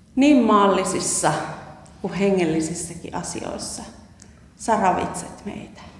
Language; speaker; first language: Finnish; native; Finnish